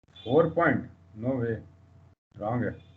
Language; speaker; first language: English; non-native, local second language; Hindi